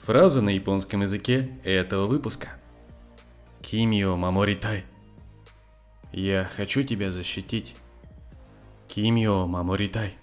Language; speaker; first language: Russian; native; Russian